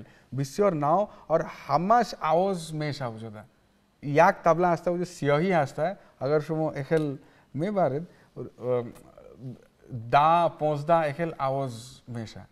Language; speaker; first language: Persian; non-native, learner; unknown